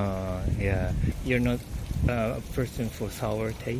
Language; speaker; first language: English; non-native, learner; Japanese